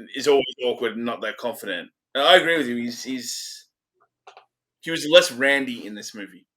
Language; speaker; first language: English; native; English